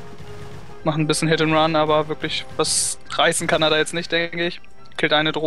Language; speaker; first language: German; native; German